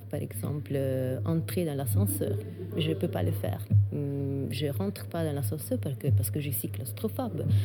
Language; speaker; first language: French; non-native, fluent; Italian